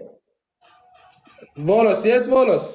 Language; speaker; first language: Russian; non-native, learner; Turkmen